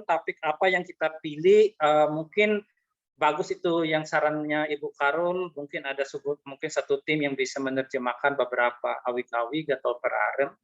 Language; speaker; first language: Indonesian; non-native, fluent; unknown